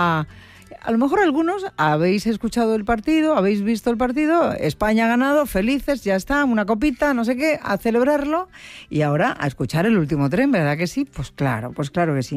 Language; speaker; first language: Spanish; native; Spanish